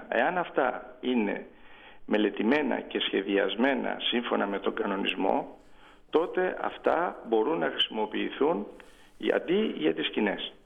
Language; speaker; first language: Greek; native; Greek